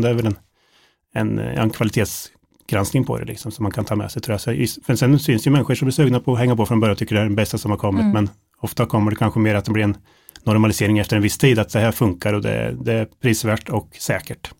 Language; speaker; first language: Swedish; native; Swedish